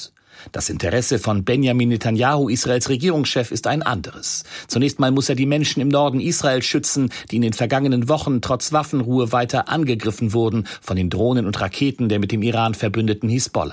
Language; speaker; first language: German; native; German